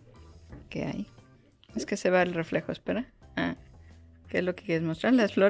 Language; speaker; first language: Spanish; native; Spanish